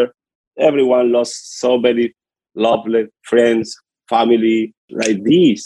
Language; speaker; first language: English; non-native, learner; Spanish